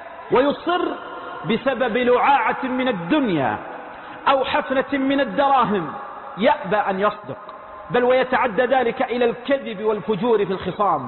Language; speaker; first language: Arabic; native; Arabic